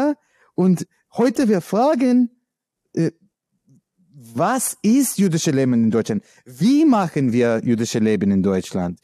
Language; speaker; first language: German; non-native, learner; English